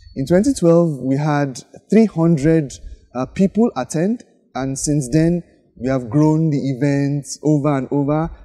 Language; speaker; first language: English; non-native, local second language; Yoruba